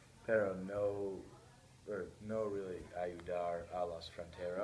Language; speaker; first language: Spanish; non-native, learner; English